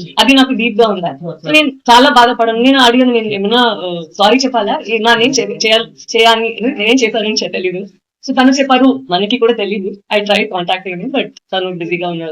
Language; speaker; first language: Telugu; non-native, fluent; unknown